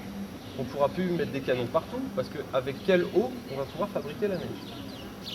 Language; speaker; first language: French; native; French